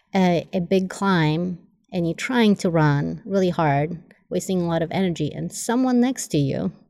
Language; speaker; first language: English; non-native, fluent; Polish